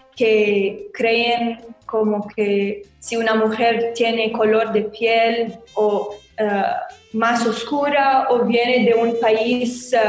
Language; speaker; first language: Spanish; non-native, learner; Arabic